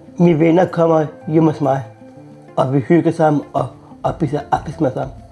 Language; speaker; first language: Danish; native; Danish